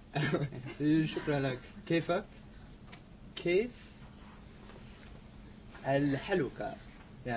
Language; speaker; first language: Arabic; non-native, fluent; English